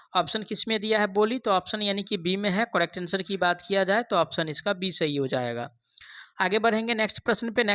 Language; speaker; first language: Hindi; native; Hindi